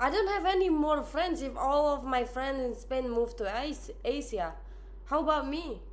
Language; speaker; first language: English; non-native, learner; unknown